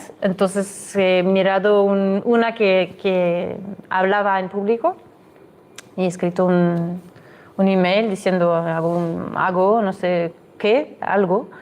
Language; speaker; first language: Spanish; non-native, fluent; French